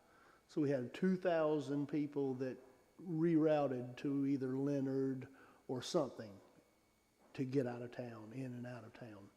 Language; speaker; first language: English; native; English